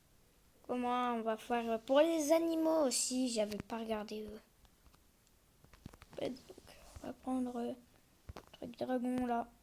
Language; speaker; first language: French; native; French